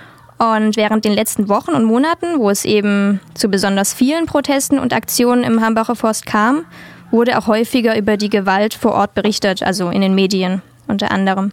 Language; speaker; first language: German; native; German